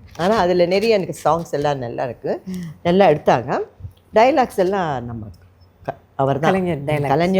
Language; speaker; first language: Tamil; non-native, local second language; Telugu